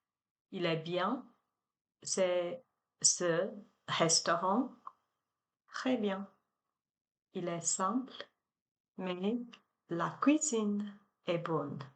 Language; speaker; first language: French; non-native, learner; Chinese